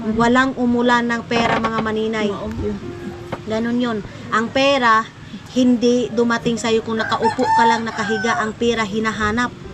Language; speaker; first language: Filipino; non-native, local second language; Cebuano